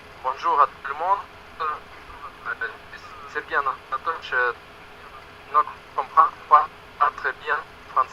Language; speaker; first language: French; non-native, learner; Russian